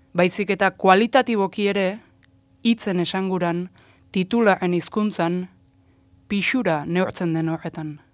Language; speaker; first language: Basque; native; Basque